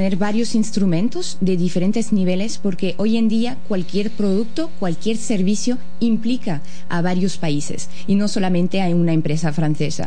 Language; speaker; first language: Spanish; non-native, fluent; French